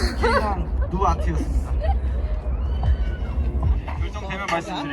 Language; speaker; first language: Korean; native; Korean